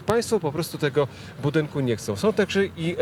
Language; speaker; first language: Polish; native; Polish